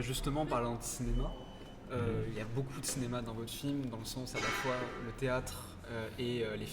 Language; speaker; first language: French; native; French